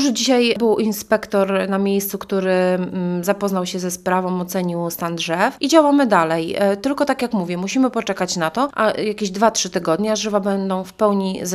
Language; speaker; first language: Polish; native; Polish